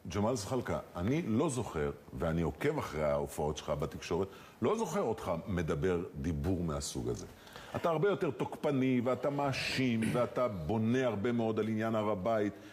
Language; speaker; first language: Hebrew; native; Hebrew